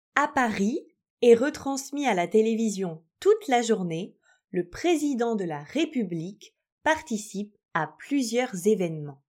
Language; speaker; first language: French; native; French